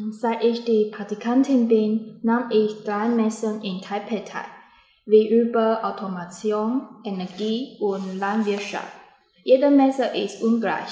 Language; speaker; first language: German; non-native, learner; Chinese